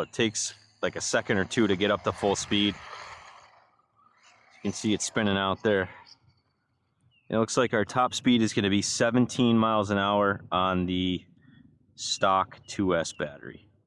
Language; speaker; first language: English; native; English